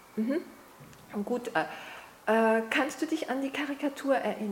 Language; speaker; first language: German; non-native, fluent; French